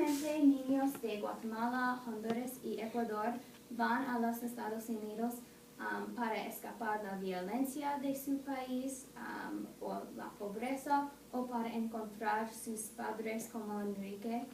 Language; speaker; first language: Spanish; non-native, learner; English